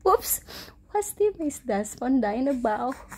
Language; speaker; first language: German; non-native, learner; Indonesian